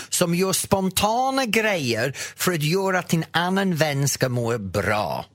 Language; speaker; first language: Swedish; non-native, fluent; English